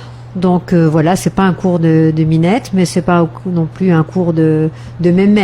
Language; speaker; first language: French; native; French